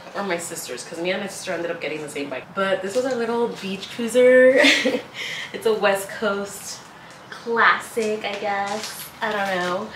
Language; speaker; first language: English; early bilingual, other home language; Spanish